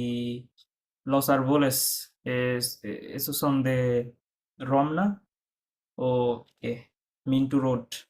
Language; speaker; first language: Spanish; non-native, fluent; Bangla